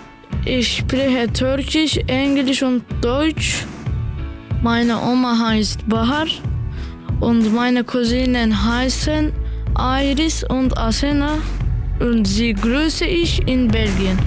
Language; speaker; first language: German; non-native, learner; Turkish